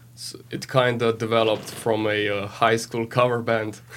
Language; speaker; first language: English; non-native, fluent; Slovenian